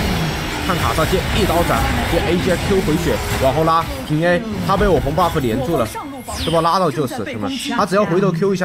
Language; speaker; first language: Chinese; native; Chinese